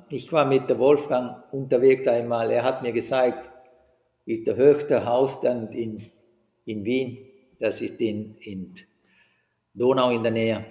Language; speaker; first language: German; non-native, fluent; Sinhala